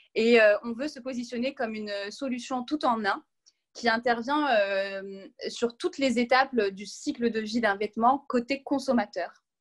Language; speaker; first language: French; non-native, local second language; Arabic